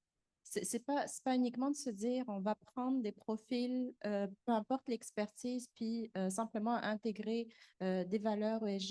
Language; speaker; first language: French; native; French